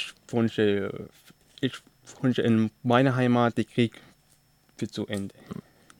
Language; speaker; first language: German; non-native, learner; Arabic